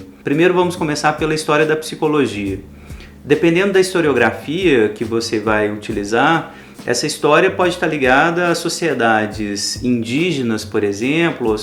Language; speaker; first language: Portuguese; native; Portuguese